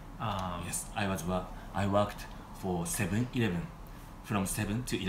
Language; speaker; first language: English; non-native, learner; Japanese